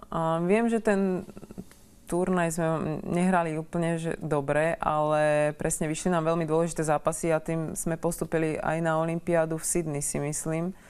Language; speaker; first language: Slovak; native; Slovak